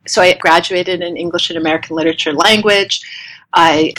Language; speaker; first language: English; native; English